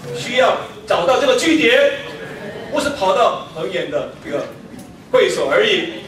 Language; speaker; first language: Chinese; non-native, fluent; Korean